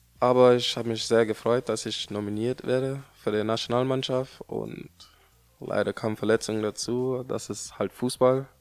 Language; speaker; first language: German; non-native, learner; English